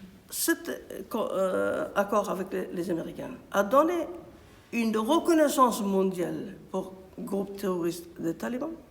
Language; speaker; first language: French; non-native, fluent; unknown